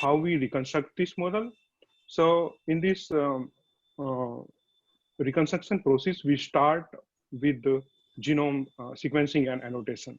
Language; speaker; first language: English; non-native, fluent; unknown